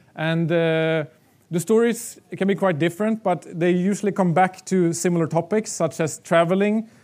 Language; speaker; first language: English; non-native, fluent; Swedish